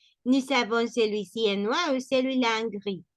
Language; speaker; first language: French; non-native, learner; Spanish